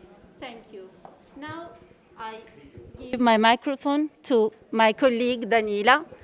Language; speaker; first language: English; non-native, fluent; Italian